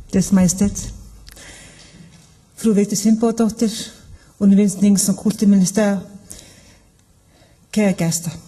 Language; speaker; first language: Danish; non-native, fluent; Icelandic